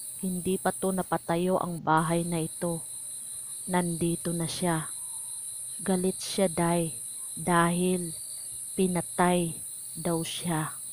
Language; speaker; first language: Filipino; native; Filipino